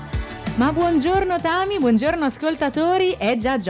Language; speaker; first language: Italian; native; Italian